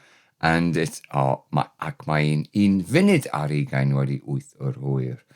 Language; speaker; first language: Welsh; non-native, learner; English